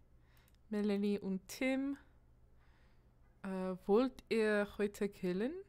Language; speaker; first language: German; non-native, learner; English